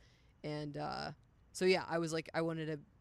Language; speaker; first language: English; native; English